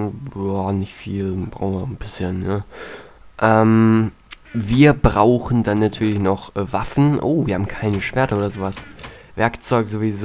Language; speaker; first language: German; native; German